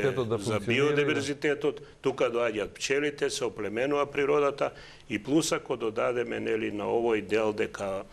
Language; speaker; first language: Macedonian; native; Macedonian